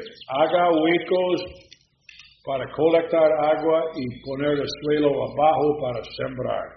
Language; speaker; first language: Spanish; non-native, learner; English